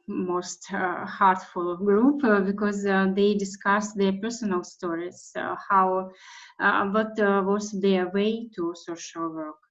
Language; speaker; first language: English; non-native, fluent; Russian